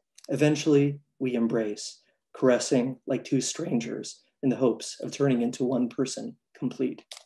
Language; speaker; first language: English; native; English